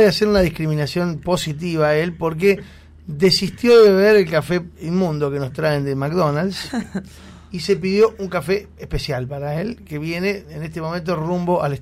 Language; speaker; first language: Spanish; native; Spanish